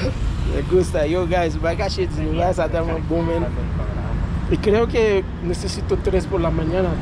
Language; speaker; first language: Spanish; non-native, learner; Haitian Creole